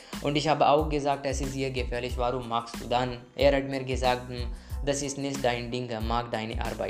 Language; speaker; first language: German; non-native, learner; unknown